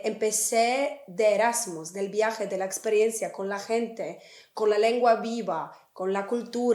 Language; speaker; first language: Spanish; non-native, fluent; Polish